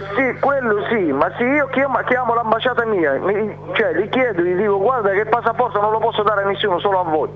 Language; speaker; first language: Italian; non-native, fluent; Arabic